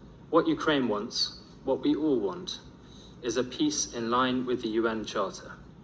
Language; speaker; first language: English; native; English